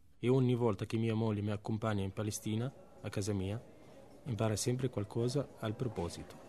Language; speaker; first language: Italian; non-native, fluent; Arabic